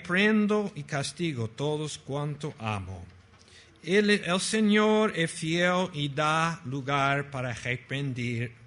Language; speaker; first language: Portuguese; non-native, fluent; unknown